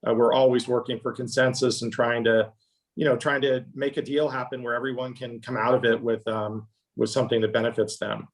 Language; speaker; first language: English; native; English